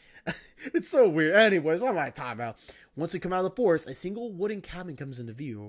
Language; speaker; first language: English; native; English